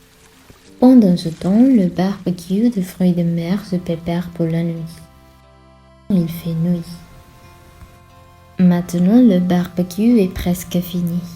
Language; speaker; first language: French; non-native, fluent; Sinhala